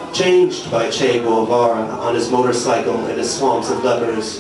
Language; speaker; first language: English; native; English